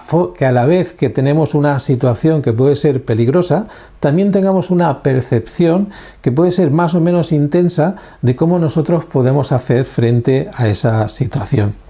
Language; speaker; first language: Spanish; native; Spanish